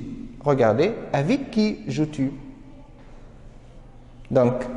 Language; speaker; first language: French; non-native, fluent; Arabic